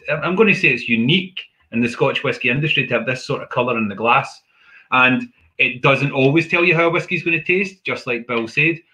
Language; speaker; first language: English; native; English